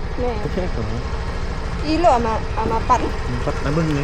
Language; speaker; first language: Korean; non-native, learner; Lao